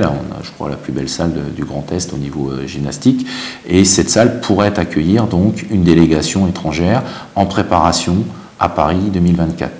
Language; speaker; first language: French; native; French